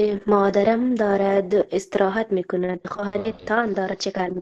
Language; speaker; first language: Persian; non-native, learner; Urdu